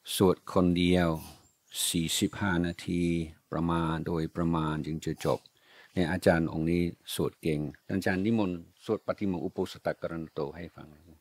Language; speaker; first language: Thai; non-native, fluent; English